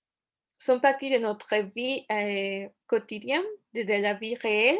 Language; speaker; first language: French; non-native, fluent; Spanish